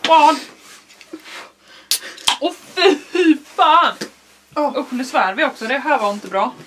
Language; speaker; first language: Swedish; native; Swedish